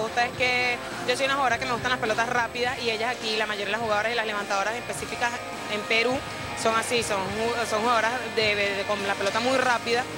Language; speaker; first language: Spanish; native; Spanish